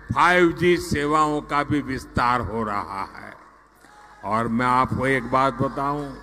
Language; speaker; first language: Hindi; non-native, local second language; Gujarati